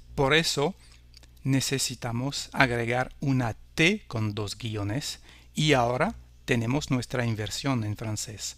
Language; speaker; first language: Spanish; non-native, fluent; French